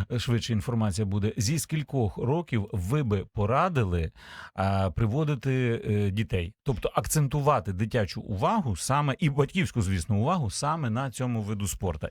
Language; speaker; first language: Ukrainian; native; Ukrainian